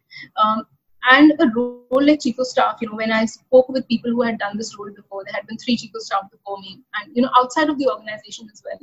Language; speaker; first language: English; non-native, local second language; Hindi